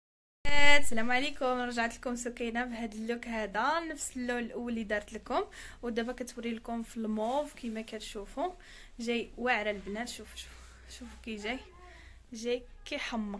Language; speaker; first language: Arabic; native; Arabic